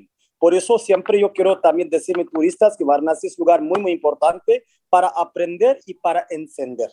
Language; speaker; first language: Spanish; non-native, fluent; Hindi